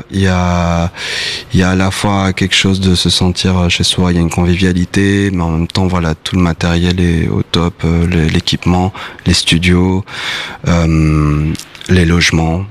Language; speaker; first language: French; non-native, fluent; Spanish